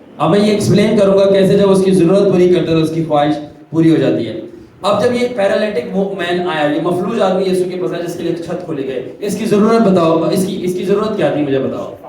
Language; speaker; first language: Urdu; non-native, local second language; Punjabi